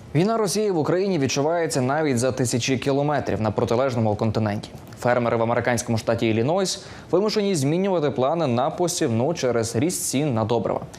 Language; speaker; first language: Ukrainian; native; Ukrainian